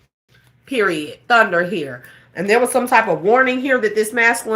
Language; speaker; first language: English; native; English